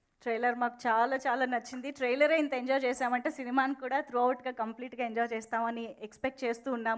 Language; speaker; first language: Telugu; native; Telugu